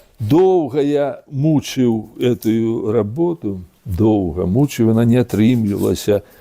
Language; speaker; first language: Belarusian; native; Belarusian